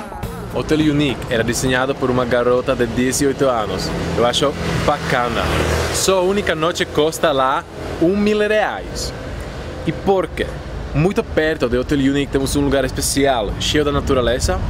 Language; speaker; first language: Portuguese; non-native, fluent; Czech